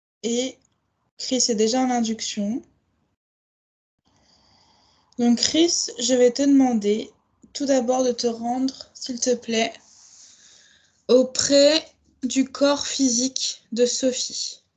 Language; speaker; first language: French; native; French